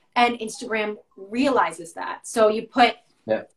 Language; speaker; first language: English; native; English